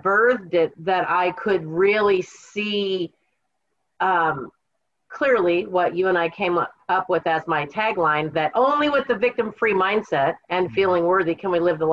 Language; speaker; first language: English; native; English